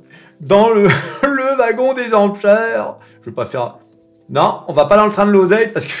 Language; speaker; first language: French; native; French